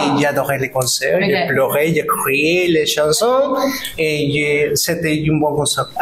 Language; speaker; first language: French; non-native, fluent; Spanish